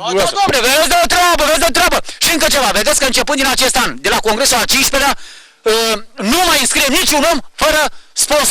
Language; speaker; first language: Romanian; native; Romanian